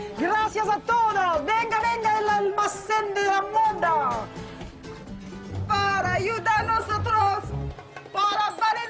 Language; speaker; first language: Spanish; non-native, learner; French